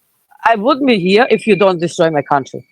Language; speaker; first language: English; non-native, fluent; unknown